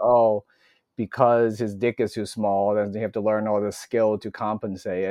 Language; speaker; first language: English; early bilingual, other home language; Cantonese